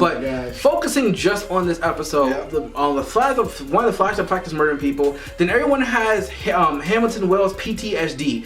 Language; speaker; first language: English; native; English